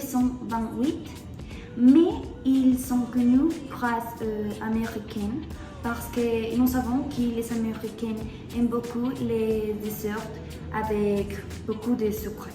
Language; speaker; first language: French; non-native, learner; Spanish